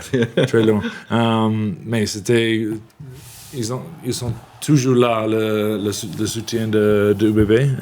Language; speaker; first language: French; non-native, learner; English